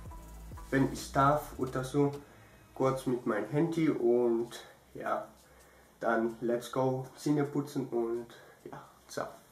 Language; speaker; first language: German; early bilingual, other home language; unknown